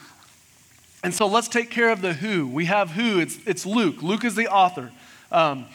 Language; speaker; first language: English; native; English